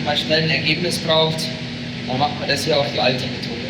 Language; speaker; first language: German; native; German